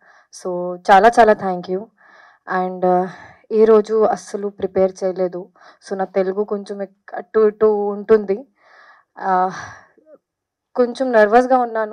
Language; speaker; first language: Telugu; non-native, fluent; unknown